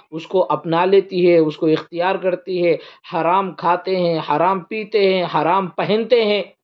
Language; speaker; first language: Urdu; native; Urdu